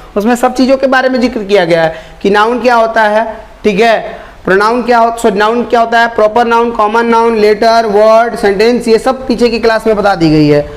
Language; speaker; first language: Hindi; native; Hindi